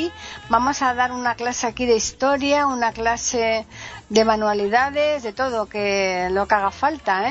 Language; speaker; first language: Spanish; native; Spanish